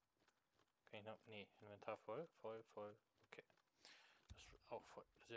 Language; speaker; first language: German; native; German